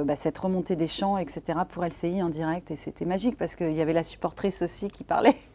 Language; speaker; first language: French; native; French